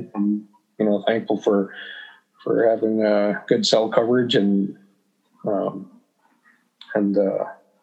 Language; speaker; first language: English; native; English